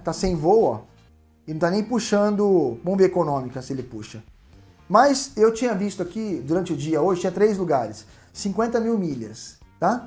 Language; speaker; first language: Portuguese; native; Portuguese